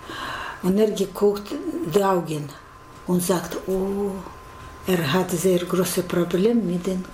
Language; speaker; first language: German; non-native, learner; Russian